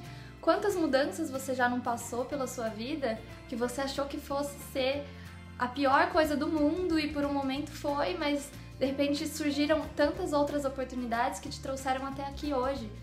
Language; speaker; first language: Portuguese; native; Portuguese